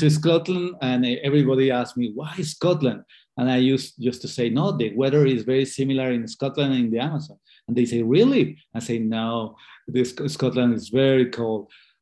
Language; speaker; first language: English; non-native, fluent; Spanish